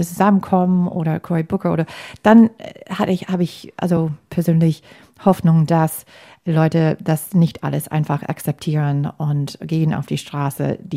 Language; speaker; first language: German; non-native, fluent; English